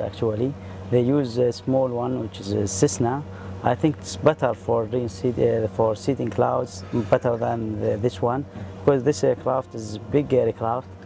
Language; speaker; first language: English; non-native, fluent; Arabic